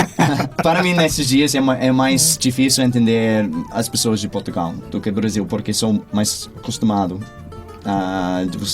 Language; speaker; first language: Portuguese; non-native, fluent; English